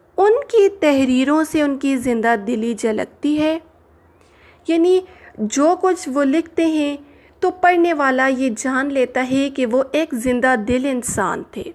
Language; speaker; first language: Urdu; non-native, local second language; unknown